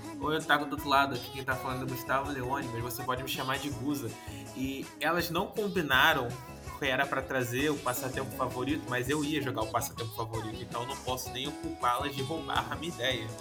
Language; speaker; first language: Portuguese; native; Portuguese